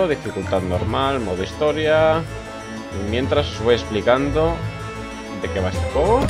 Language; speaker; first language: Spanish; native; Spanish